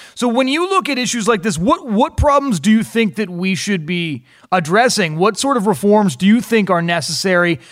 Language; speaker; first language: English; native; English